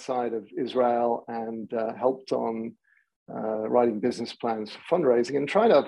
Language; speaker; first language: English; native; English